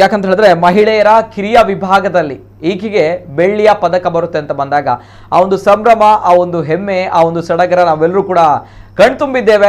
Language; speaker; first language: Kannada; native; Kannada